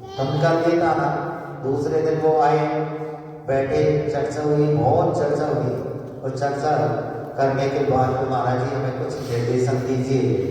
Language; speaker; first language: Hindi; native; Hindi